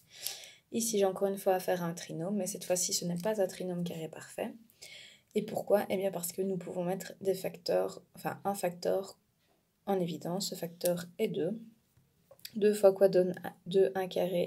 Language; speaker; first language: French; native; French